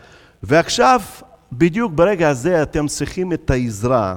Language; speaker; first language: Hebrew; non-native, fluent; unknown